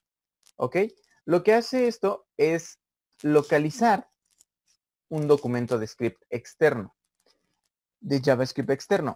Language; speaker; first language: Spanish; native; Spanish